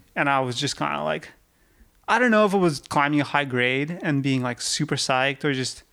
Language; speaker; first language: English; early bilingual, other home language; Russian